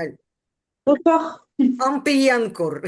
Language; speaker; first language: French; non-native, learner; Ukrainian